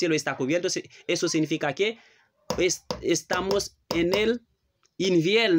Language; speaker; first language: Spanish; non-native, learner; Haitian Creole